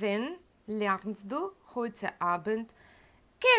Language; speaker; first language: German; non-native, fluent; Russian